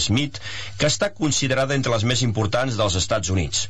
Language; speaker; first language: Catalan; native; Catalan